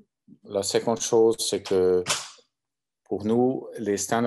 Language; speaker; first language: French; non-native, local second language; German